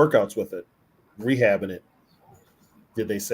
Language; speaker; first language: English; native; English